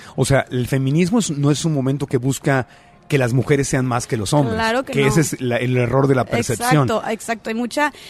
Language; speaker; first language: Spanish; native; Spanish